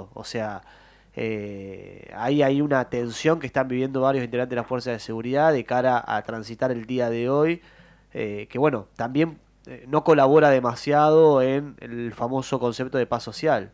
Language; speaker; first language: Spanish; native; Spanish